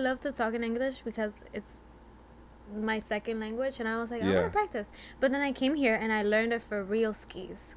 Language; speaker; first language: English; non-native, fluent; Spanish